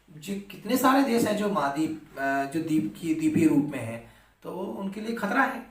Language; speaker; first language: Hindi; native; Hindi